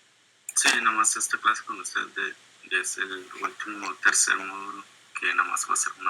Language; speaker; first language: Spanish; native; Spanish